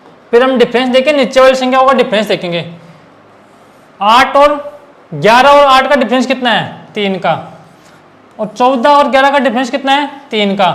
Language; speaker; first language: Hindi; native; Hindi